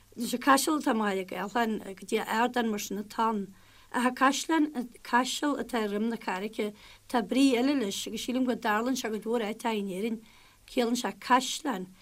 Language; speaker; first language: Irish; native; Irish